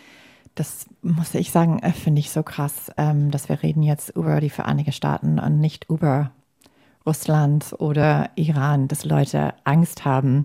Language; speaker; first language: German; non-native, fluent; English